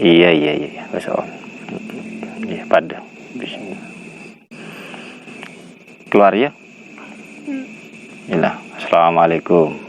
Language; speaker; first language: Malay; non-native, local second language; Madurese